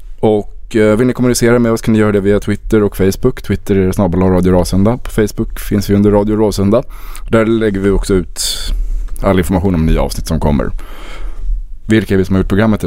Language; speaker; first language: Swedish; native; Swedish